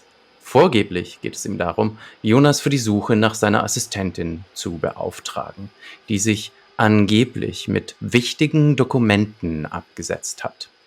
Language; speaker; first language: German; native; German